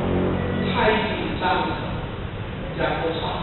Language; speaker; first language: Chinese; early bilingual, heritage; Chinese